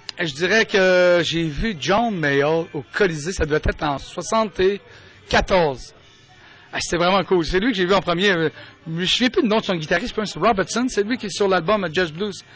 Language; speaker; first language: French; native; French